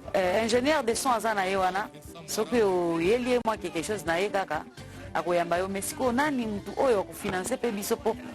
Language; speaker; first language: Lingala; non-native, local second language; Swahili